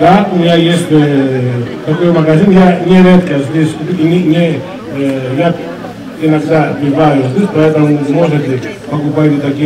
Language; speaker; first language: Russian; non-native, learner; Greek